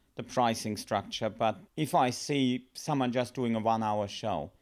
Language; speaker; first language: English; non-native, fluent; German